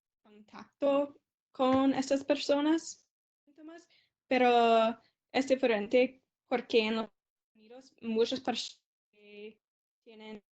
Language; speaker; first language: Spanish; non-native, learner; English